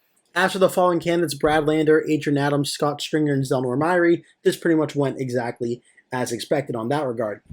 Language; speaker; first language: English; native; English